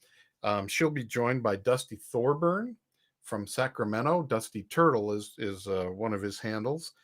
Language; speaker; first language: English; native; English